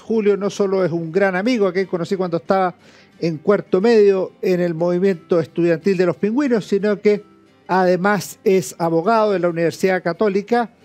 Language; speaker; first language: Spanish; native; Spanish